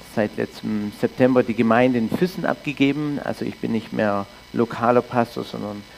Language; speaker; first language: German; early bilingual, heritage; English